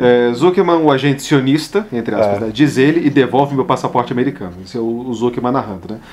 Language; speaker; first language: Portuguese; native; Portuguese